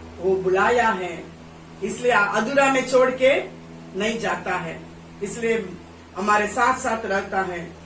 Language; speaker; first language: Hindi; non-native, local second language; Tamil